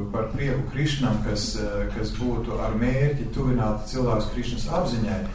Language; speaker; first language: Latvian; native; Latvian